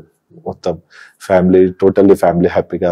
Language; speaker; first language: Telugu; non-native, local second language; Hindi